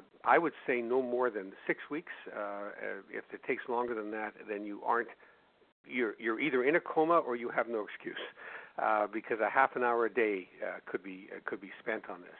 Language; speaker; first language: English; native; English